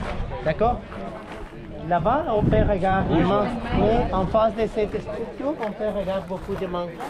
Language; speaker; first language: French; non-native, learner; Spanish